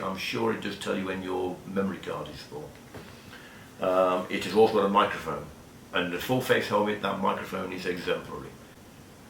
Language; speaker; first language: English; native; English